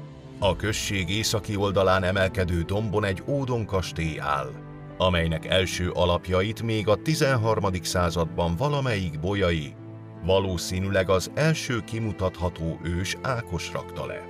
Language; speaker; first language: Hungarian; native; Hungarian